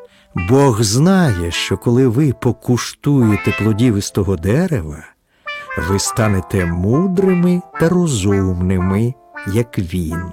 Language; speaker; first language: Ukrainian; native; Ukrainian